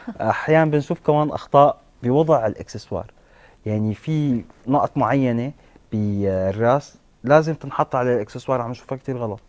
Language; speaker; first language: Arabic; native; Arabic